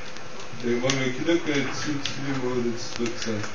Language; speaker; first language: German; native; German